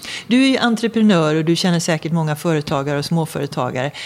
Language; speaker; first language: Swedish; native; Swedish